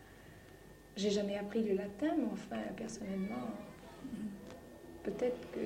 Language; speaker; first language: French; native; French